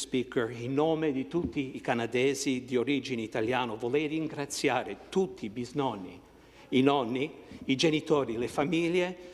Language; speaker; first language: Italian; early bilingual, heritage; Italian